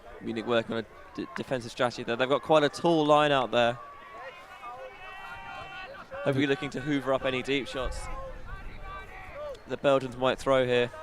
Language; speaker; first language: English; native; English